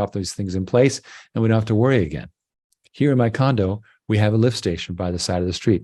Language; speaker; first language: English; native; English